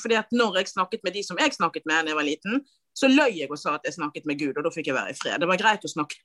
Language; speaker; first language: Norwegian; native; Norwegian